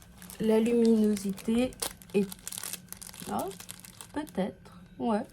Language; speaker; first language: French; native; French